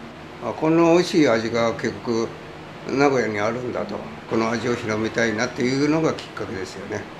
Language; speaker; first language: Japanese; native; Japanese